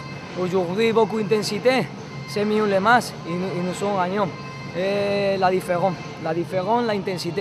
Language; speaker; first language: French; non-native, learner; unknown